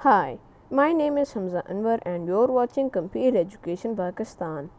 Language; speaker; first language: English; non-native, local second language; Urdu